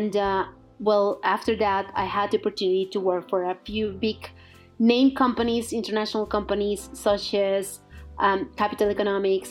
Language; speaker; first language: English; non-native, fluent; Spanish